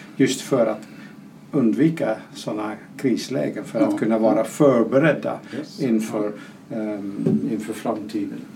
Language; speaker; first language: Swedish; non-native, fluent; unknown